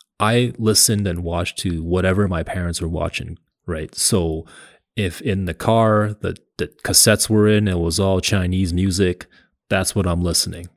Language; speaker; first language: English; early bilingual, other home language; Cantonese